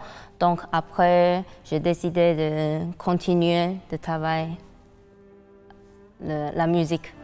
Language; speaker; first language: French; non-native, learner; Chinese